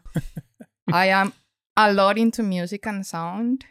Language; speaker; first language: English; non-native, fluent; Spanish